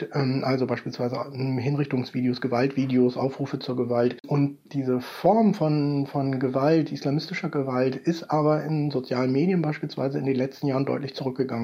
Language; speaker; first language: German; native; German